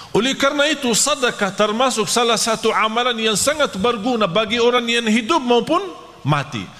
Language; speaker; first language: Malay; non-native, fluent; Arabic